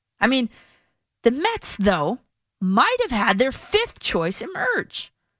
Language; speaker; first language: English; native; English